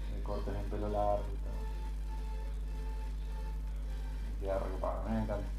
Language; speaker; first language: Spanish; native; Spanish